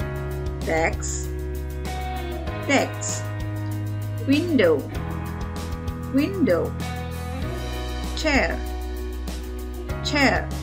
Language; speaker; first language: English; non-native, fluent; Indonesian